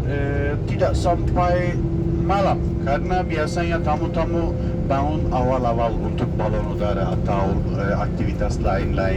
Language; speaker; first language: Indonesian; non-native, fluent; Turkish